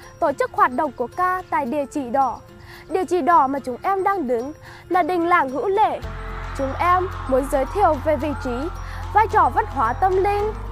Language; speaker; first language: Vietnamese; native; Vietnamese